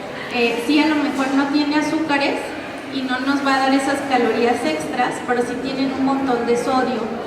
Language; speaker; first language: Spanish; native; Spanish